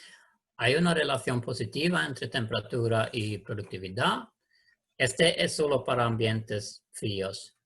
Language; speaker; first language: Spanish; non-native, learner; Swedish